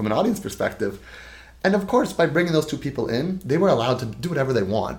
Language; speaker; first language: English; native; English